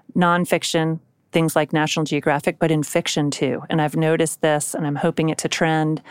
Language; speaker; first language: English; native; English